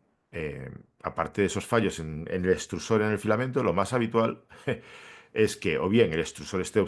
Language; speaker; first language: Spanish; native; Spanish